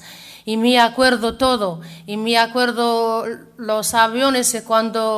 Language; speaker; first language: Spanish; non-native, learner; Arabic